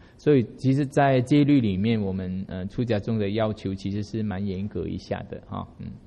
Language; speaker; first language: Chinese; native; Chinese